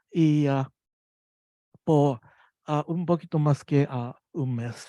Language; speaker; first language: Spanish; non-native, learner; Japanese